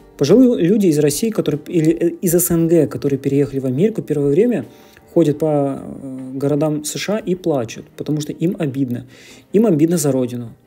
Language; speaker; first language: Russian; native; Russian